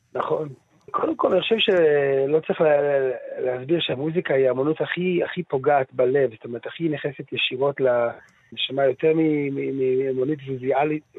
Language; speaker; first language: Hebrew; early bilingual, other home language; Dutch